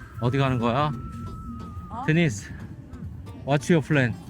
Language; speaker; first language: Korean; native; Korean